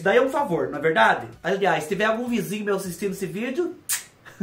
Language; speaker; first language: Portuguese; native; Portuguese